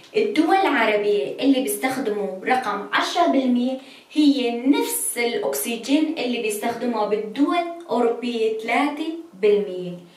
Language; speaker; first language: Arabic; native; Arabic